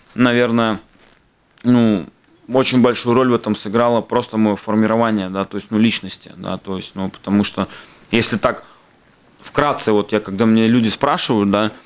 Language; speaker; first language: Russian; native; Russian